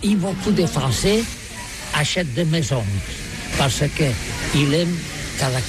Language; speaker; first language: French; non-native, learner; Catalan